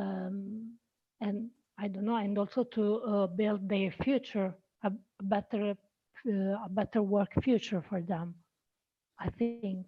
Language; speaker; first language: English; non-native, learner; Italian